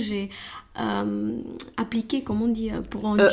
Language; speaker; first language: French; non-native, learner; Romanian